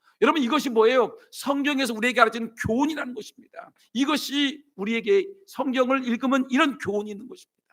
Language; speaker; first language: Korean; native; Korean